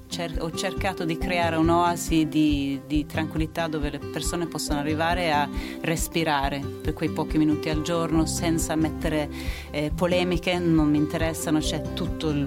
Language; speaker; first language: Italian; non-native, fluent; Swedish